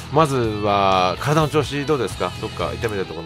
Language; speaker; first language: Japanese; native; Japanese